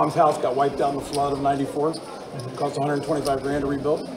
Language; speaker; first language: English; native; English